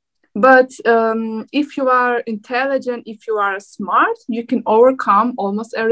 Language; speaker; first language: English; non-native, learner; Turkmen